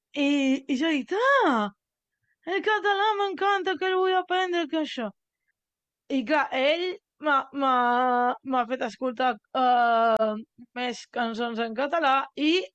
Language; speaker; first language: Catalan; non-native, learner; Italian